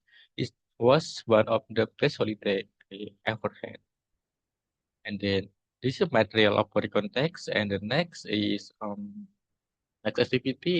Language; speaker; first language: English; non-native, learner; Indonesian